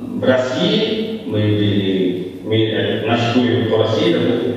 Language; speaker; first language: Russian; non-native, learner; Italian